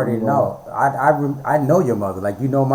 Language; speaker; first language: English; native; English